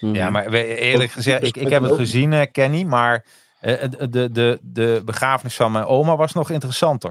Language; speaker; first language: Dutch; native; Dutch